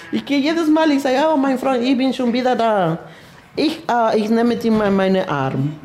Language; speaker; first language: German; non-native, learner; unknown